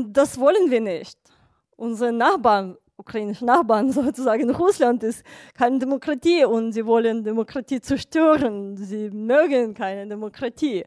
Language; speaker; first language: German; non-native, fluent; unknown